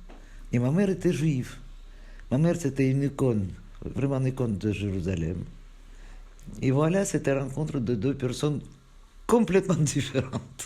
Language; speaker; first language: French; non-native, fluent; Russian